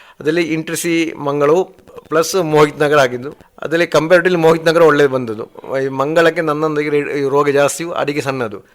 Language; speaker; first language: Kannada; native; Kannada